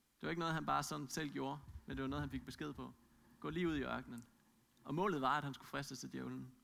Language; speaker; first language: Danish; native; Danish